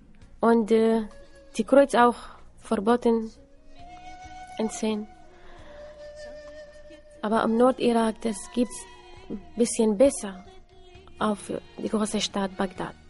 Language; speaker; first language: German; non-native, learner; Assyrian Neo-Aramaic